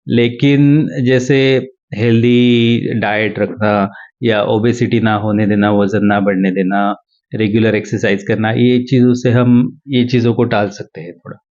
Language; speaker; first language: Hindi; non-native, local second language; Marathi